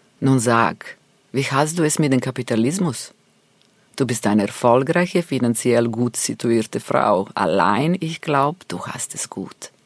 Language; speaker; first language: German; non-native, fluent; Serbian